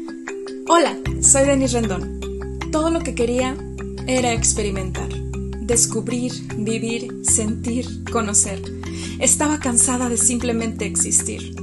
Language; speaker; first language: Spanish; native; Spanish